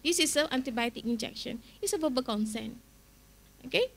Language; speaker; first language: English; non-native, local second language; Malay